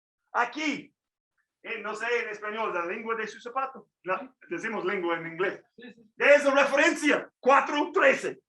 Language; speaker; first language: Spanish; non-native, fluent; English